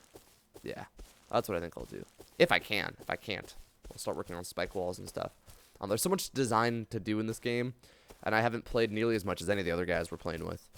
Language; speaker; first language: English; native; English